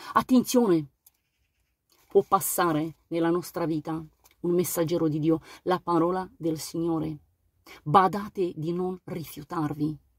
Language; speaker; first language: Italian; non-native, fluent; Romanian